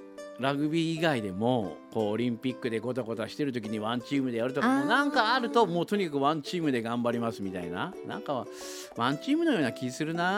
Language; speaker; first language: Japanese; native; Japanese